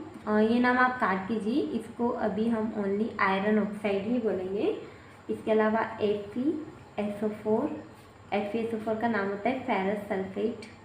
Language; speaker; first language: Hindi; native; Hindi